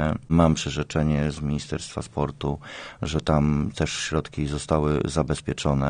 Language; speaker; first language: Polish; native; Polish